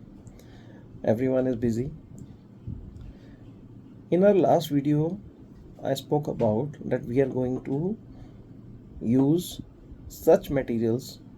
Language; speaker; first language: English; non-native, local second language; Hindi